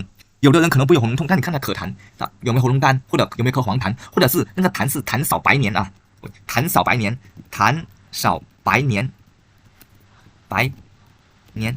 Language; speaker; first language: Chinese; native; Chinese